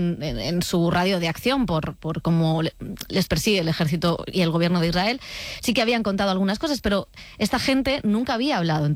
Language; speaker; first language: Spanish; native; Spanish